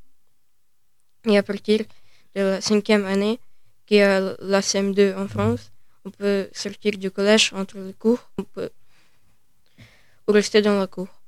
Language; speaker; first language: French; early bilingual, other home language; Ukrainian